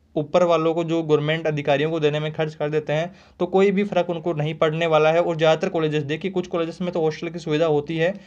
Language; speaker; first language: Hindi; native; Hindi